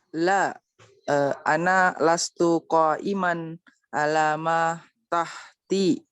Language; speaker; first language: Arabic; non-native, learner; Indonesian